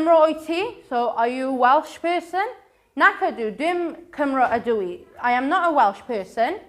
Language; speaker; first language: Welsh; non-native, local second language; Kurdish